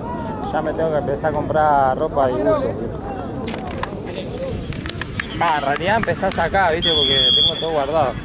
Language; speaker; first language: Spanish; native; Spanish